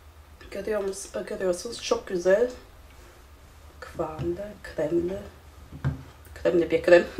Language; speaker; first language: Turkish; non-native, fluent; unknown